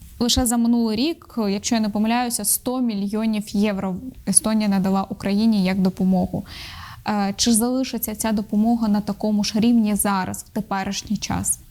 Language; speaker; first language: Ukrainian; native; Ukrainian